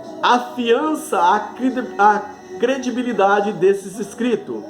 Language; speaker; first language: Portuguese; native; Portuguese